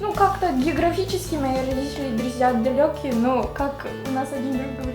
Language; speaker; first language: Russian; non-native, fluent; English